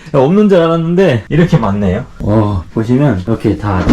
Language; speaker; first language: Korean; native; Korean